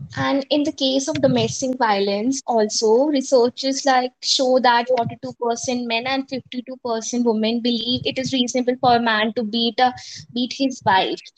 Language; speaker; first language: English; non-native, local second language; Hindi